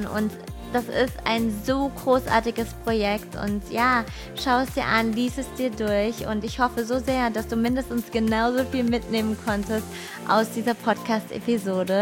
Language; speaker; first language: German; native; German